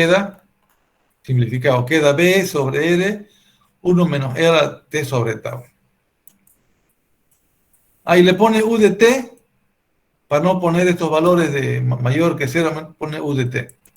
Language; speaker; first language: Spanish; native; Spanish